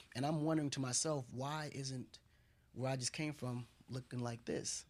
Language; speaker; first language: English; non-native, fluent; Wolof